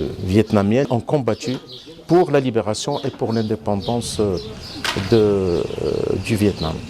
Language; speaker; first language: French; non-native, local second language; Arabic